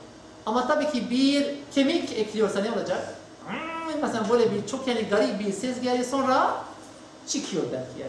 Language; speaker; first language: Turkish; non-native, learner; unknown